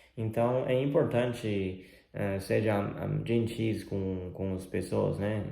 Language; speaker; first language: Portuguese; non-native, fluent; Chinese